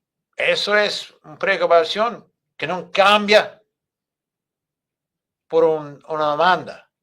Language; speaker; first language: Spanish; non-native, fluent; English